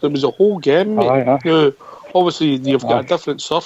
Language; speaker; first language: English; native; English